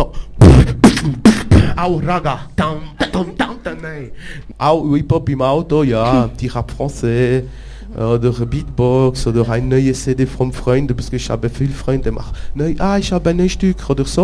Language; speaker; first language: German; non-native, local second language; French